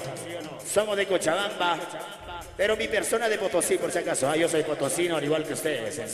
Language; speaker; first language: Spanish; native; Spanish